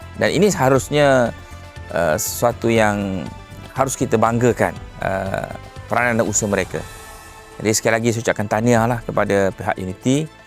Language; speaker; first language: Malay; native; Malay